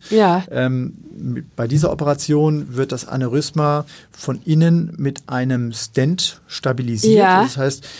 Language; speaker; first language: German; native; German